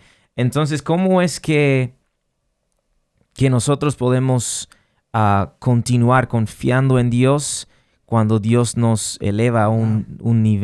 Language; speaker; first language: Spanish; non-native, fluent; English